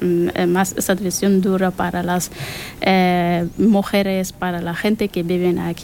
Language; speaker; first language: Spanish; non-native, learner; Persian